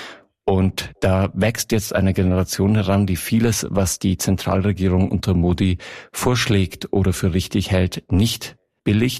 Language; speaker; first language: German; native; German